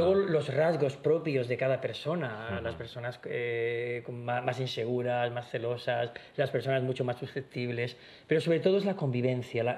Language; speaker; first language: Spanish; native; Spanish